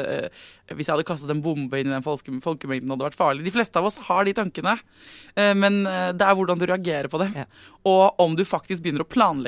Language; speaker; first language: Norwegian; native; Norwegian